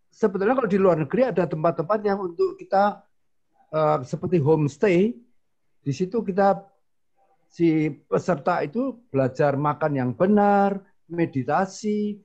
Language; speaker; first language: Indonesian; native; Indonesian